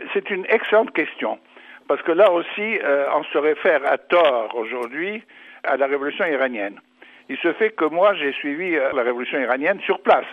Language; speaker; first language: French; non-native, fluent; English